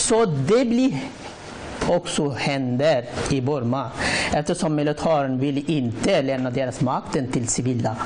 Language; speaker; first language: Swedish; non-native, learner; Rohingya